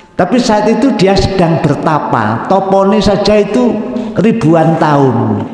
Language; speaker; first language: Indonesian; native; Indonesian